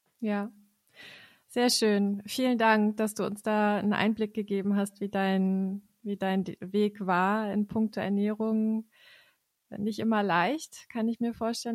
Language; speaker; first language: German; native; German